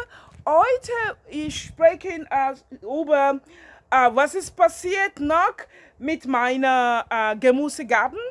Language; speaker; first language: German; non-native, learner; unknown